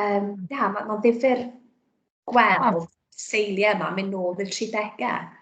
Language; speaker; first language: Welsh; native; Welsh